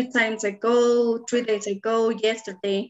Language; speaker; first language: English; non-native, learner; Spanish